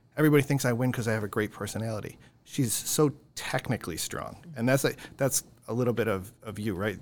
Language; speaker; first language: English; native; English